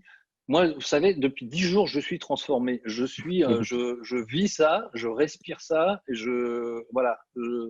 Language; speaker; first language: French; native; French